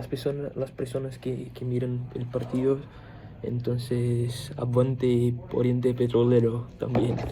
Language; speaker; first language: Spanish; non-native, fluent; Portuguese